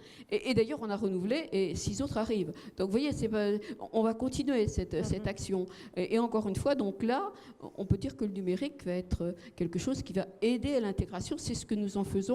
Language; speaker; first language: French; native; French